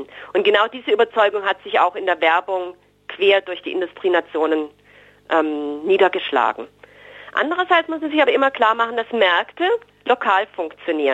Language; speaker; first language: German; native; German